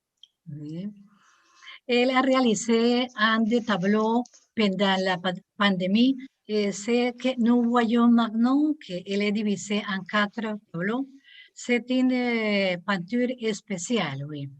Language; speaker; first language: French; non-native, learner; Spanish